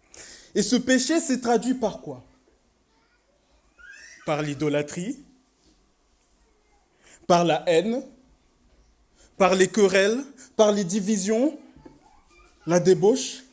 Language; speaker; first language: French; native; French